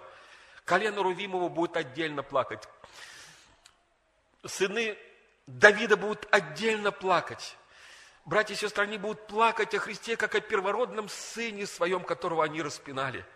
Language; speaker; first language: Russian; native; Russian